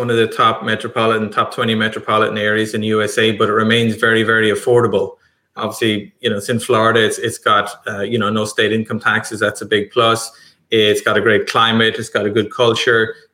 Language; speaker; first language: English; native; English